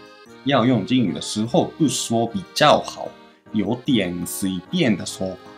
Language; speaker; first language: Chinese; non-native, fluent; Japanese